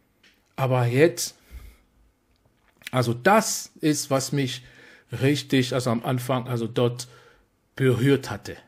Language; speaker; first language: German; non-native, fluent; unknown